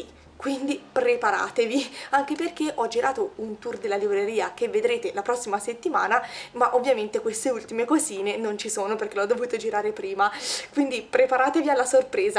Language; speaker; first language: Italian; native; Italian